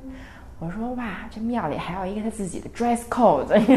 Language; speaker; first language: Chinese; native; Chinese